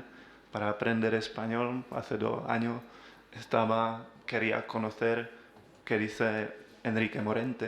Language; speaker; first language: Spanish; non-native, learner; Czech